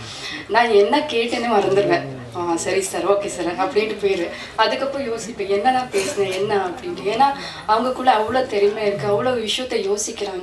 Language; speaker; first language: Tamil; non-native, fluent; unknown